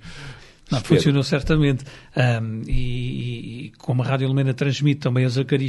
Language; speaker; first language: Portuguese; native; Portuguese